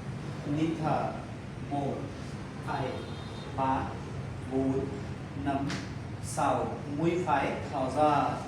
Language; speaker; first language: Vietnamese; non-native, learner; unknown